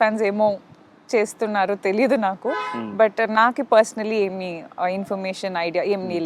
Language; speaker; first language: Telugu; non-native, local second language; Kannada